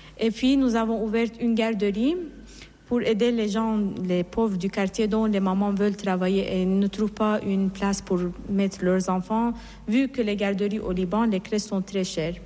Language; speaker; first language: French; non-native, fluent; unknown